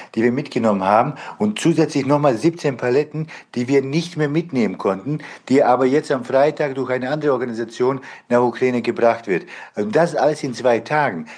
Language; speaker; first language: German; non-native, fluent; Bosnian